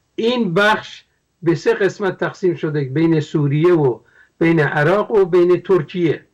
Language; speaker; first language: Persian; non-native, local second language; Kurdish